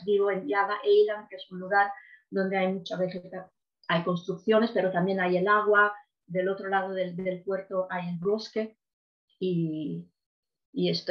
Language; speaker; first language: Spanish; non-native, fluent; Italian